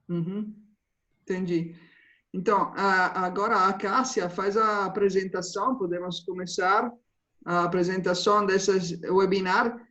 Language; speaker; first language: Portuguese; non-native, fluent; Spanish